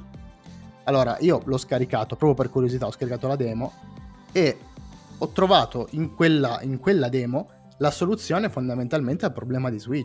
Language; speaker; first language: Italian; native; Italian